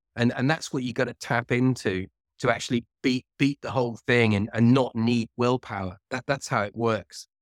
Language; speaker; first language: English; native; English